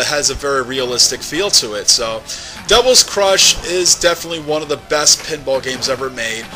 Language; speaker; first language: English; native; English